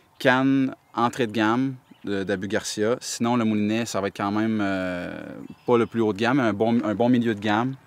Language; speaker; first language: French; native; French